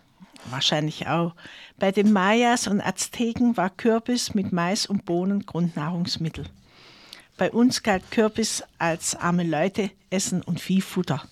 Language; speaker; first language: German; native; German